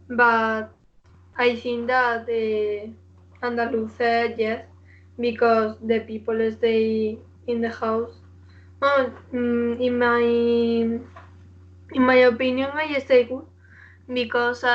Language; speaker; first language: English; non-native, learner; Spanish